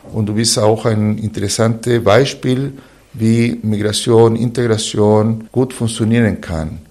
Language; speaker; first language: German; non-native, fluent; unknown